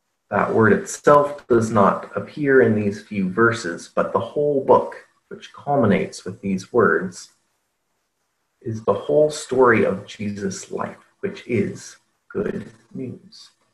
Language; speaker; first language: English; native; English